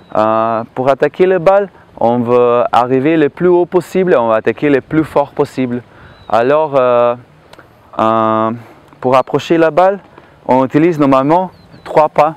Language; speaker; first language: French; non-native, learner; Slovenian